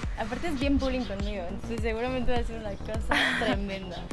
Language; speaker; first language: Spanish; native; Spanish